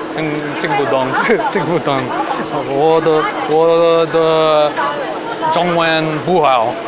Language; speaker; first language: Chinese; non-native, learner; English